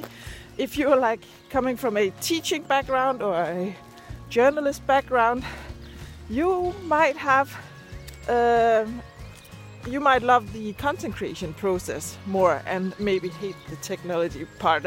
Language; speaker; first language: English; non-native, fluent; Danish